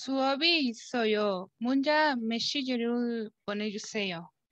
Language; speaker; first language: Korean; non-native, learner; Spanish